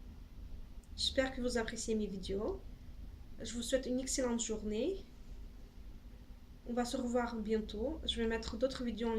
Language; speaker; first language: French; non-native, fluent; Russian